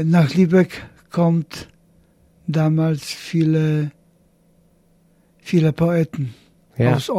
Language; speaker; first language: German; non-native, learner; Polish